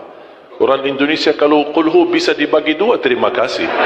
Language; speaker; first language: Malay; non-native, fluent; Arabic